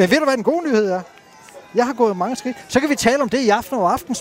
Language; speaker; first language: Danish; native; Danish